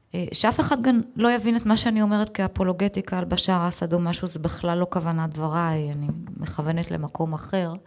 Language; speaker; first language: Hebrew; native; Hebrew